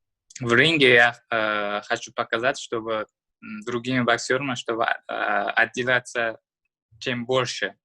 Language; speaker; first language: Russian; non-native, learner; Uzbek